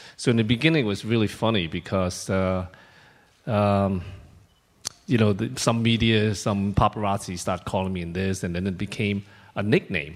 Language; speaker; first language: English; non-native, local second language; Cantonese